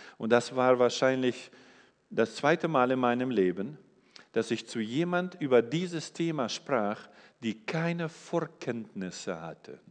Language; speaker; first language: German; non-native, fluent; English